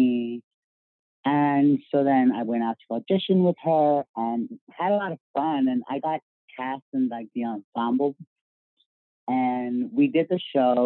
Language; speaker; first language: English; native; English